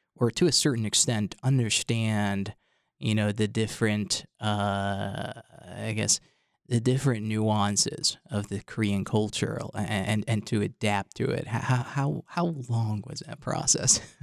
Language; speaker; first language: English; non-native, fluent; Arabic